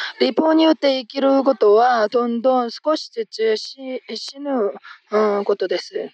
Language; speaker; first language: Japanese; non-native, fluent; Korean